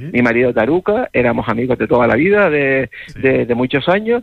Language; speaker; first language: Spanish; native; Spanish